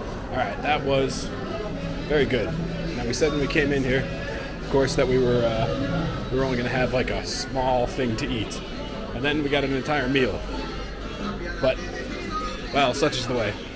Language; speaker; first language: English; native; English